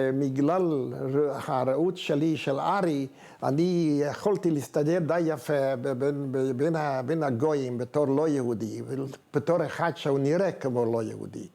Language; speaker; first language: Hebrew; non-native, fluent; Hungarian